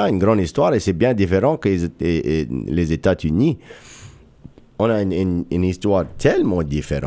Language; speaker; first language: French; non-native, local second language; English